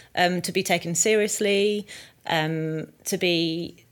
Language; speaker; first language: English; native; English